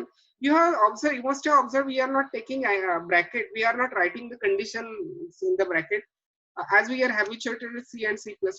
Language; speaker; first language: English; non-native, local second language; Marathi